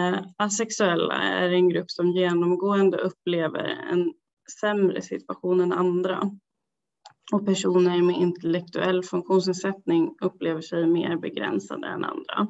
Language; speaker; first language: Swedish; native; Swedish